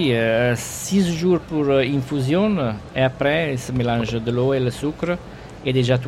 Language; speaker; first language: French; non-native, learner; Italian